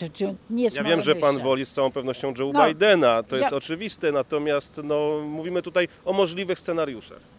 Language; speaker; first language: Polish; native; Polish